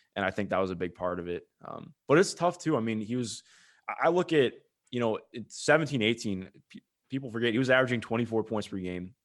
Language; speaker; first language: English; native; English